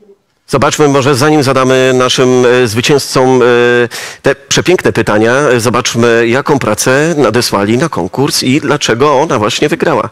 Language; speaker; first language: Polish; native; Polish